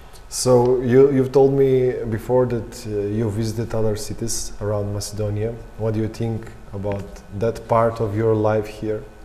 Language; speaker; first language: English; non-native, fluent; Macedonian